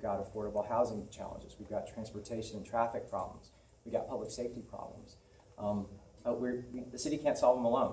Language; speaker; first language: English; native; English